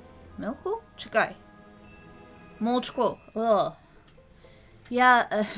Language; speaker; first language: Ukrainian; early bilingual, heritage; English